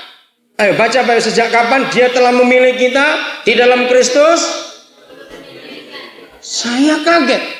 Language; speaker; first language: Indonesian; native; Indonesian